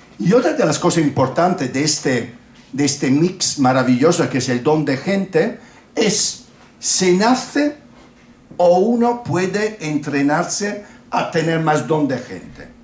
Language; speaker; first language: Spanish; non-native, fluent; Italian